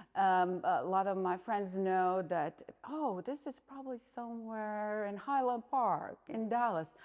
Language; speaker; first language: English; non-native, fluent; Latvian